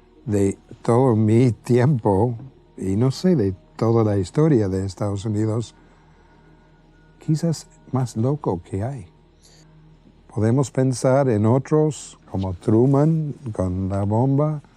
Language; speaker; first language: Spanish; non-native, fluent; English